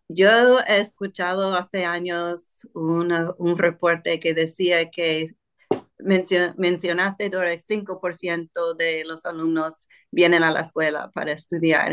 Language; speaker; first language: Spanish; non-native, fluent; English